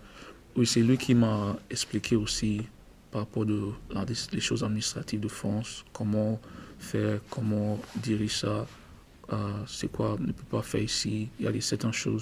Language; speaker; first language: French; non-native, learner; English